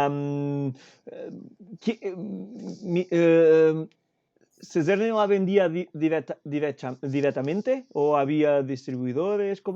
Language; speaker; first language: Spanish; non-native, fluent; Portuguese